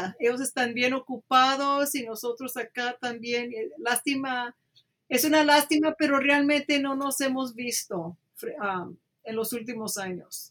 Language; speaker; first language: Spanish; early bilingual, heritage; Spanish